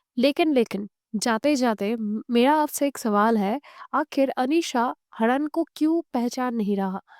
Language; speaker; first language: Hindi; non-native, local second language; Bangla